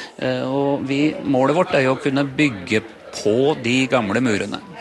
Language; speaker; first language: Norwegian; native; Norwegian